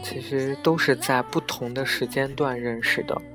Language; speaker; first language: Chinese; native; Chinese